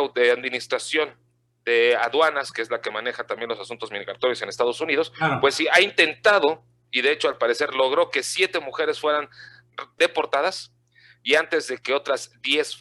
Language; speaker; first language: Spanish; native; Spanish